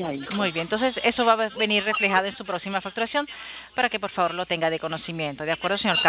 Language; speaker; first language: Spanish; native; Spanish